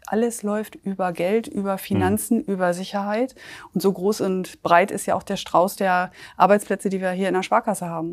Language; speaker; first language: German; native; German